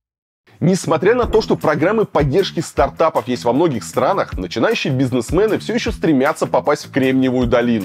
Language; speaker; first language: Russian; native; Russian